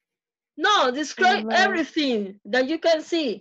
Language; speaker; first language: English; non-native, fluent; Spanish